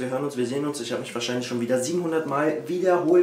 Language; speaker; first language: German; native; German